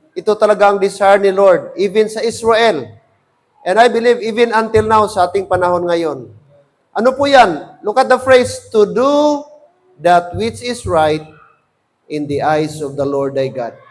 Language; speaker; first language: Filipino; non-native, local second language; Hiligaynon